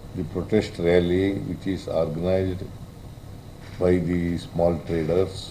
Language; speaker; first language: English; non-native, local second language; Kannada